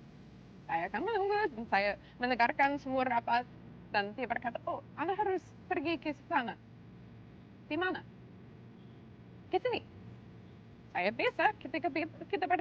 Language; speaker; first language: Indonesian; non-native, learner; English